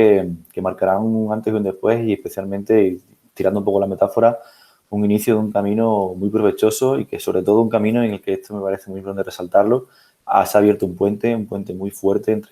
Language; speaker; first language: Spanish; native; Spanish